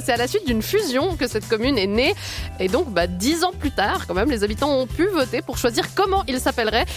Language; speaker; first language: French; native; French